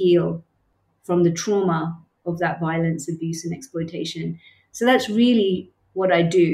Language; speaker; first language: English; native; English